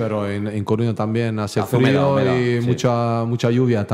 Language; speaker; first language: Spanish; non-native, learner; Bosnian